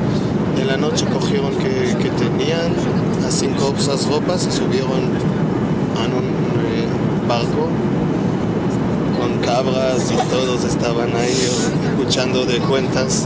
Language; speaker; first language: Spanish; early bilingual, heritage; Hebrew